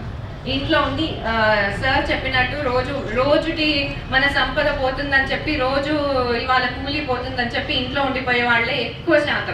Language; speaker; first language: Telugu; native; Telugu